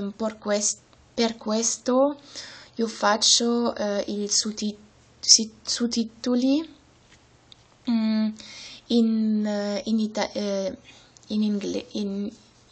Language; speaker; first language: Italian; non-native, learner; German